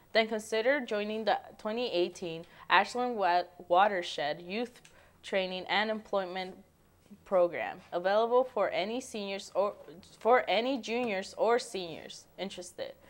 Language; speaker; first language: English; early bilingual, other home language; Spanish